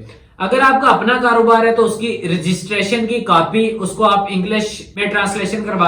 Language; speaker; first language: Hindi; non-native, local second language; Punjabi